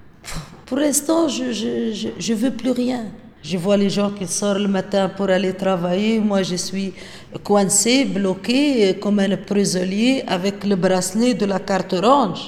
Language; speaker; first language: French; non-native, local second language; Arabic